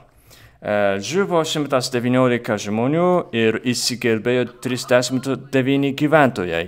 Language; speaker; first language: Lithuanian; non-native, fluent; Japanese